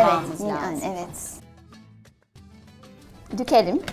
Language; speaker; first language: Turkish; non-native, learner; Arabic